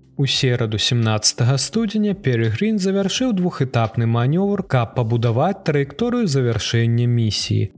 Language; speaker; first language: Belarusian; native; Belarusian